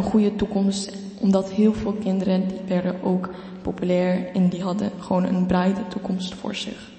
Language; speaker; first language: Dutch; non-native, fluent; Ukrainian